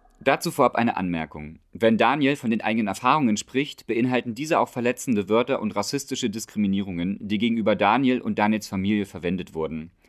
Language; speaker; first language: German; native; German